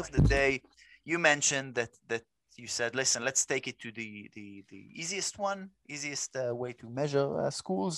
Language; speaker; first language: English; non-native, fluent; Hebrew